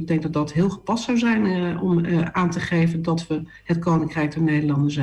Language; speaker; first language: Dutch; native; Dutch